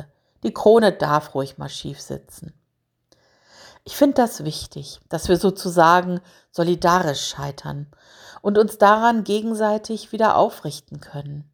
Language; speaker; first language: German; native; German